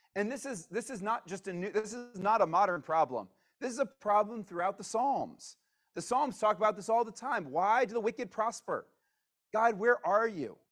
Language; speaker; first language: English; native; English